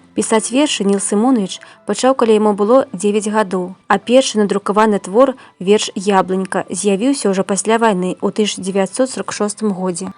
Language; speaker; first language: Belarusian; native; Belarusian